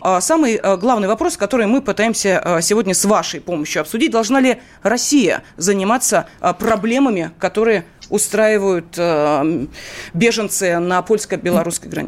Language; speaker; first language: Russian; native; Russian